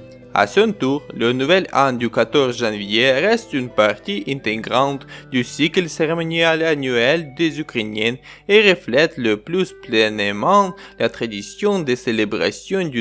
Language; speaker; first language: French; non-native, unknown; Ukrainian